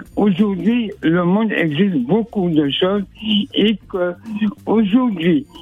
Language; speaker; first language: French; native; French